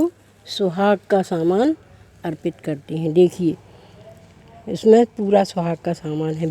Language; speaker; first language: Hindi; native; Hindi